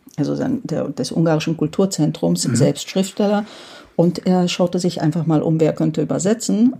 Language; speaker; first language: German; early bilingual, heritage; Hungarian